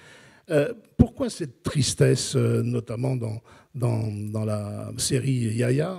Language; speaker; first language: French; native; French